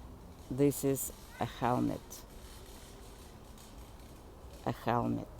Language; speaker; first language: English; non-native, fluent; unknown